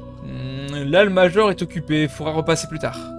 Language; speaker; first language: French; native; French